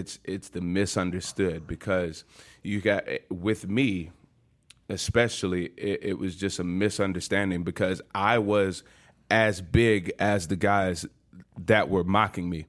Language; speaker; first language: English; native; English